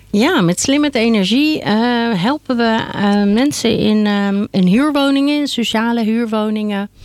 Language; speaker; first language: Dutch; native; Dutch